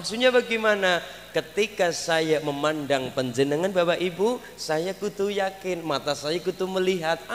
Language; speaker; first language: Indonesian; non-native, local second language; Javanese